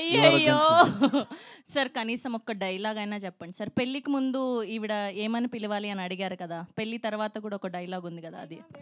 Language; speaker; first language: Telugu; native; Telugu